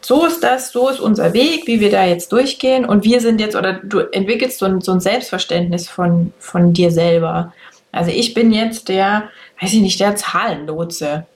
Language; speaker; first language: German; native; German